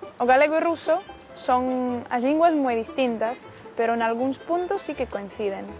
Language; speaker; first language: Galician; non-native, fluent; Russian